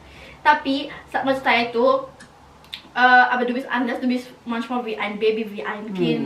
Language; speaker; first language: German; non-native, learner; Indonesian